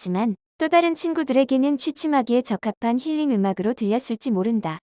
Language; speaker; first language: Korean; native; Korean